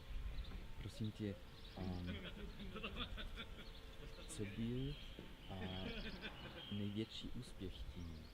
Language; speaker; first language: Czech; non-native, learner; English